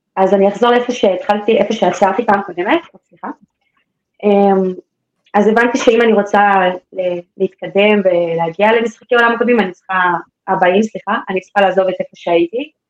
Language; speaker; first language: Hebrew; native; Hebrew